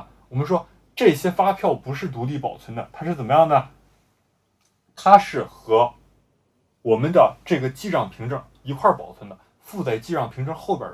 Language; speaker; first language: Chinese; native; Chinese